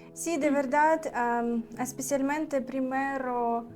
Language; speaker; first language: Spanish; non-native, learner; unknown